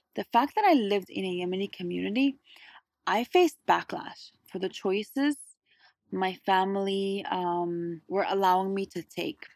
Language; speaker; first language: English; early bilingual, other home language; Arabic